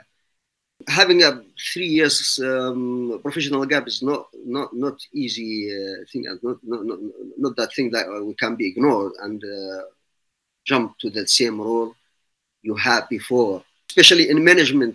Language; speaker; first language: English; non-native, fluent; Arabic